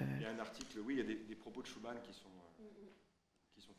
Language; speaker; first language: French; native; French